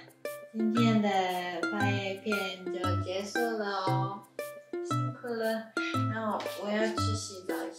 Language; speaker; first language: Chinese; early bilingual, heritage; Japanese